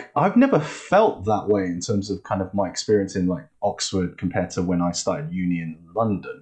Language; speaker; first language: English; native; English